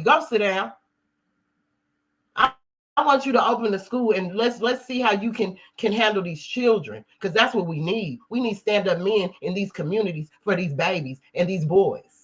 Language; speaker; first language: English; native; English